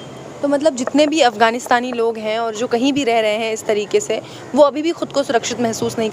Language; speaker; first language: Hindi; native; Hindi